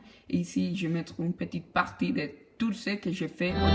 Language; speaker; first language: French; non-native, learner; Spanish